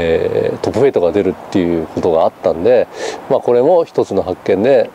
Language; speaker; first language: Japanese; native; Japanese